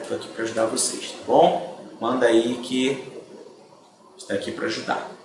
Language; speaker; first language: Portuguese; native; Portuguese